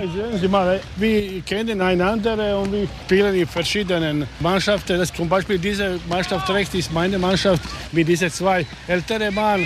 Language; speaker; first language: German; non-native, learner; Croatian